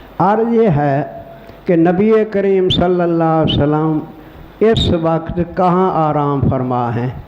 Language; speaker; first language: Urdu; non-native, local second language; Saraiki